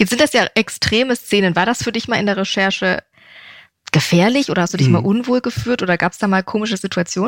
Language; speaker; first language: German; native; German